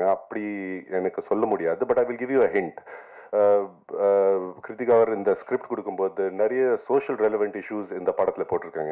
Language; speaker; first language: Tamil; non-native, local second language; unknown